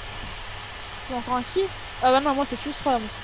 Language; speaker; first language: French; native; French